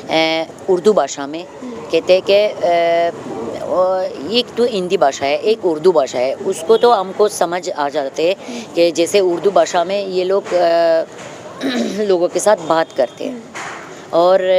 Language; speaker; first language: Hindi; non-native, fluent; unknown